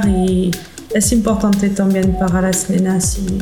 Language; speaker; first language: Spanish; non-native, learner; French